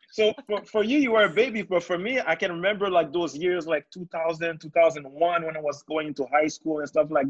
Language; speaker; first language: English; non-native, fluent; French